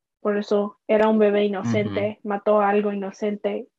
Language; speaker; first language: Spanish; early bilingual, heritage; Spanish